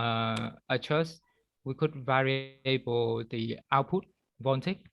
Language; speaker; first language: English; non-native, fluent; Vietnamese